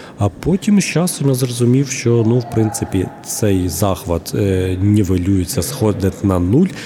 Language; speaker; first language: Ukrainian; native; Ukrainian